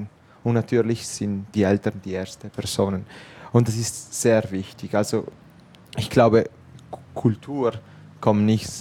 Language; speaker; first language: German; non-native, local second language; Italian